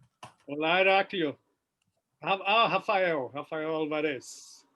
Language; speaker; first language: Spanish; non-native, fluent; Portuguese